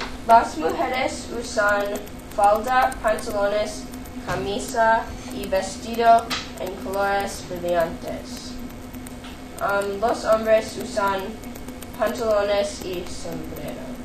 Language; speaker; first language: Spanish; non-native, learner; English